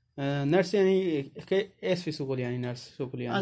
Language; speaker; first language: Arabic; non-native, learner; Hindi